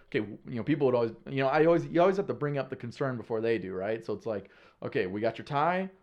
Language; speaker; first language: English; native; English